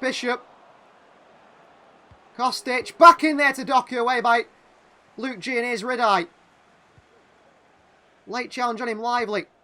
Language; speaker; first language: English; native; English